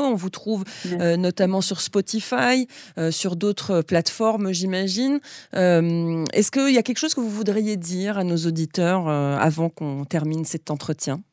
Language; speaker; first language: French; native; French